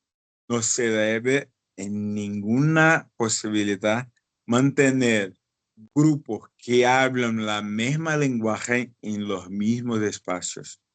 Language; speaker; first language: Spanish; non-native, fluent; Portuguese